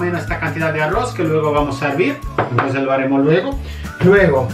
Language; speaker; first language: Spanish; non-native, fluent; Italian